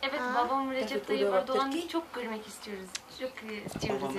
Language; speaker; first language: Turkish; early bilingual, other home language; Arabic